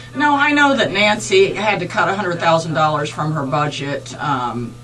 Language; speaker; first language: English; native; English